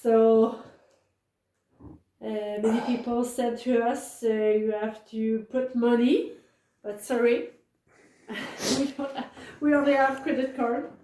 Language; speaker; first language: English; non-native, learner; French